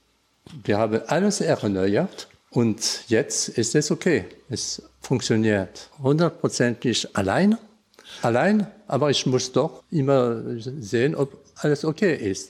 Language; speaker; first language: German; non-native, learner; French